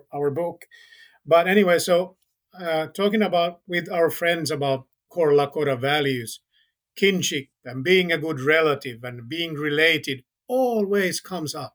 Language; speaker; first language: English; non-native, fluent; Finnish